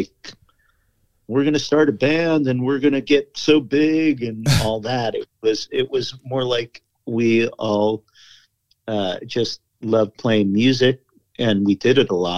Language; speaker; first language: English; native; English